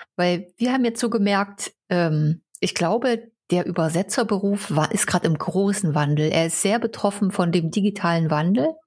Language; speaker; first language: German; non-native, local second language; Upper Sorbian